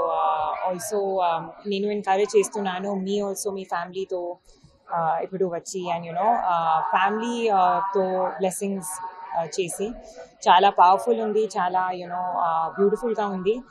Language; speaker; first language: Telugu; non-native, learner; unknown